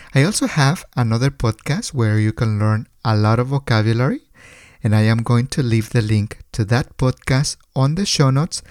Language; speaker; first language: English; non-native, fluent; Spanish